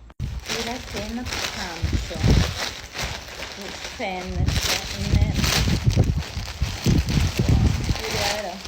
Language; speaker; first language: Greek; non-native, fluent; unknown